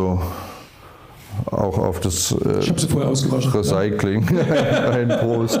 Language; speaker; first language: German; native; German